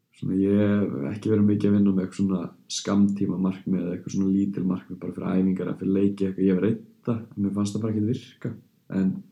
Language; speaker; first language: Icelandic; early bilingual, heritage; Icelandic